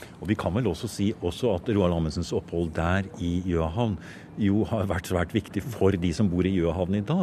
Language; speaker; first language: Norwegian; native; Norwegian